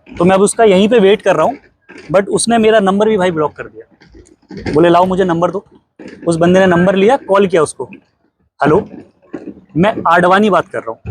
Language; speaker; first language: Hindi; native; Hindi